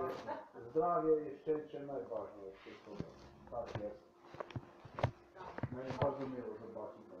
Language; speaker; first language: Polish; non-native, learner; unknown